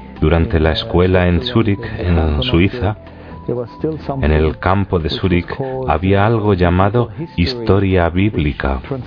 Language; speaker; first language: Spanish; non-native, fluent; German